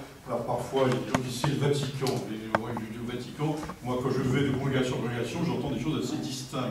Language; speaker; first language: French; native; French